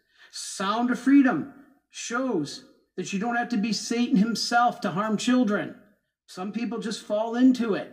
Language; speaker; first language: English; native; English